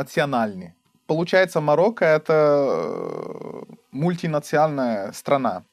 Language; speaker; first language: Russian; non-native, learner; Arabic